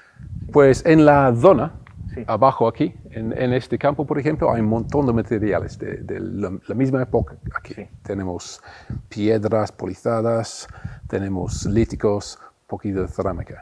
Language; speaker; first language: Spanish; non-native, fluent; English